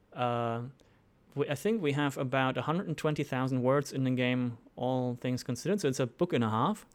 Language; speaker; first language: English; non-native, fluent; German